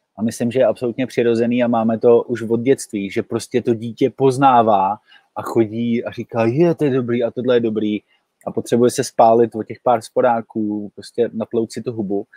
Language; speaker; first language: Czech; native; Czech